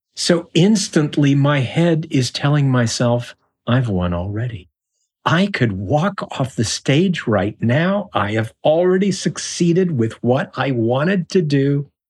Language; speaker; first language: English; native; English